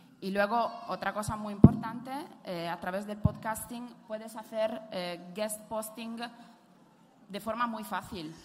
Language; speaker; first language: Spanish; non-native, fluent; Italian